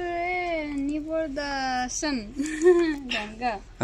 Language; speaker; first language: Chinese; non-native, learner; Nepali